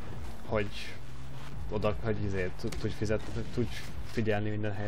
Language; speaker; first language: Hungarian; native; Hungarian